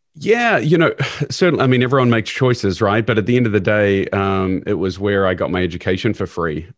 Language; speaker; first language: English; native; English